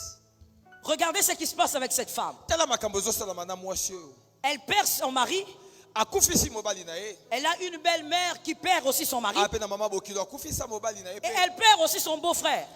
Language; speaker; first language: French; non-native, local second language; Lingala